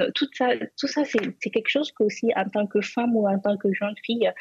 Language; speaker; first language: French; non-native, local second language; Hausa